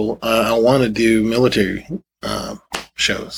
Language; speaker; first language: English; native; English